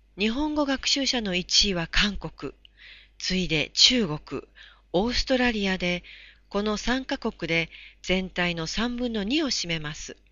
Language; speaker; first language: Japanese; native; Japanese